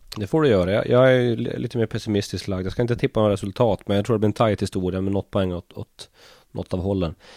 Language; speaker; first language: Swedish; native; Swedish